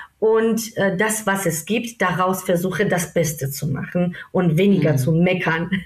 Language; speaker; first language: German; non-native, fluent; Georgian